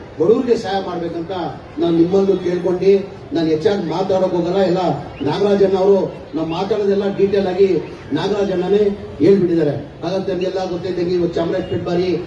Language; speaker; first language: Kannada; non-native, local second language; Urdu